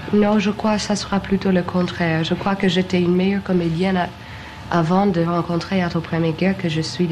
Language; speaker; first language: French; non-native, fluent; English